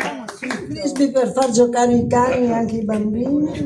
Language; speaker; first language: Italian; native; Italian